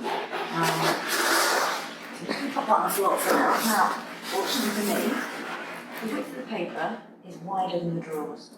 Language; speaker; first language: English; native; English